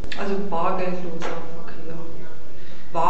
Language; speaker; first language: German; native; German